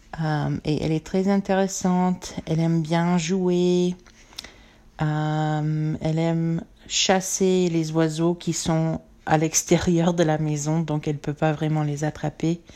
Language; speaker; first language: French; non-native, learner; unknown